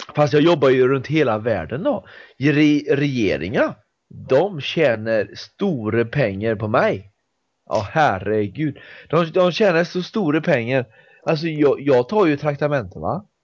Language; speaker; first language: Swedish; native; Swedish